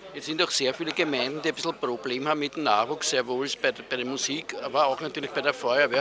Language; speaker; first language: German; native; German